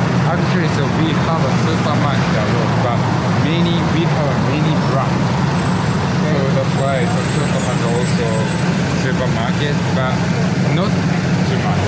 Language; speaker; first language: English; non-native, learner; Japanese